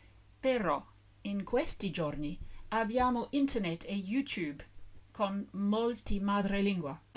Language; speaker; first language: Italian; non-native, learner; English